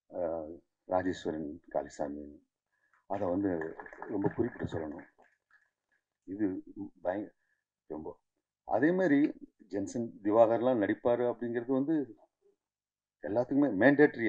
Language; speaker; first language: Tamil; native; Tamil